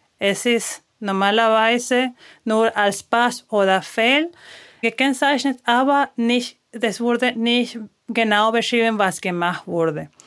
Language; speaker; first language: German; non-native, fluent; Spanish